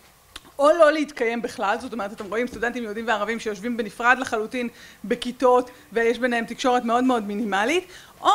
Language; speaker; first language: Hebrew; native; Hebrew